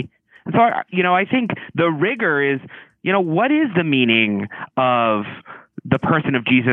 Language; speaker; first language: English; native; English